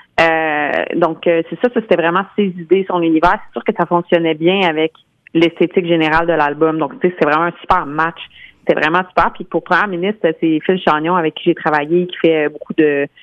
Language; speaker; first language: French; native; French